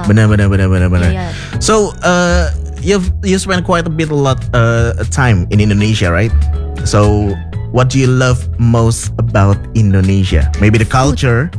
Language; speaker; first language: English; non-native, fluent; Indonesian